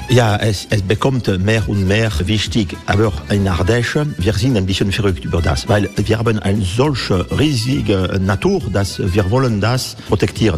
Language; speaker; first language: German; non-native, learner; French